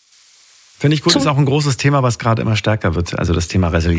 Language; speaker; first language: German; native; German